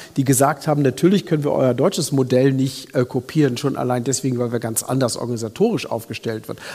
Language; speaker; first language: German; native; German